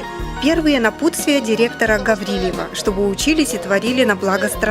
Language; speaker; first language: Russian; native; Russian